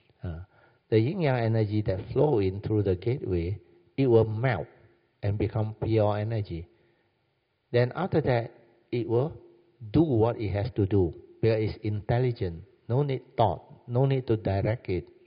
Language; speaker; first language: English; non-native, local second language; Min Nan Chinese